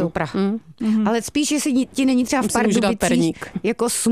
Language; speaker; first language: Czech; native; Czech